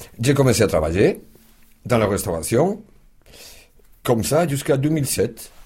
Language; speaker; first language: French; non-native, fluent; Spanish